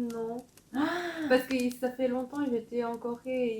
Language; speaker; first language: French; non-native, fluent; Korean